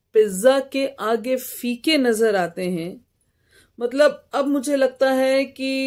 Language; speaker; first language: Hindi; native; Hindi